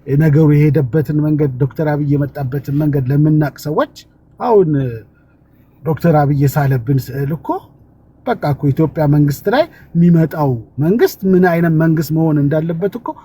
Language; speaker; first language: Amharic; native; Amharic